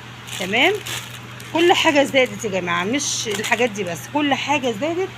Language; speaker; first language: Arabic; native; Arabic